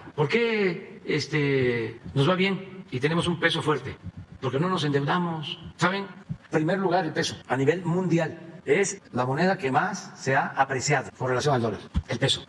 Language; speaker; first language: Spanish; native; Spanish